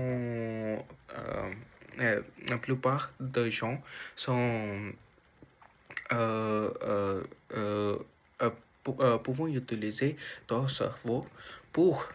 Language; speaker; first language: French; non-native, learner; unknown